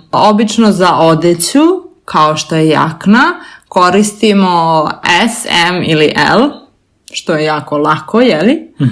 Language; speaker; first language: Serbian; native; Serbian